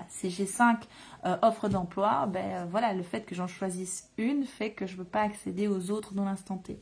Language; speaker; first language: French; native; French